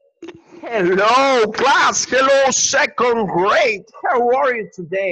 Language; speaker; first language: English; non-native, fluent; Spanish